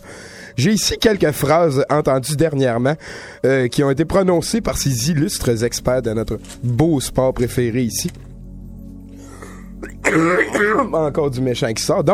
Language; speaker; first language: French; native; French